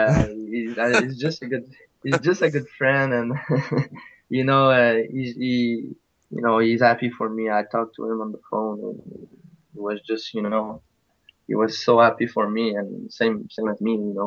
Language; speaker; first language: English; non-native, fluent; French